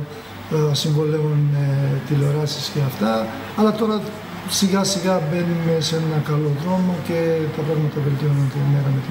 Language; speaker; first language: Greek; non-native, fluent; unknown